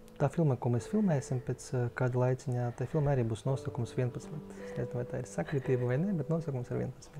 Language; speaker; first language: Latvian; non-native, local second language; Russian